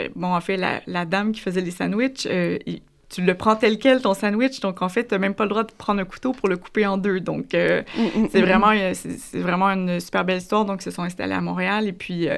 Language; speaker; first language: French; native; French